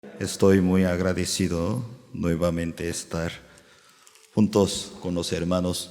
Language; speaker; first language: Spanish; non-native, learner; Korean